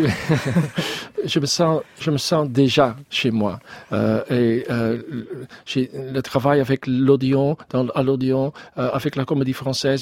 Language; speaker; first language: French; non-native, learner; Dutch